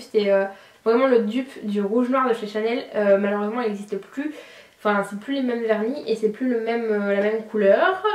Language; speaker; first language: French; native; French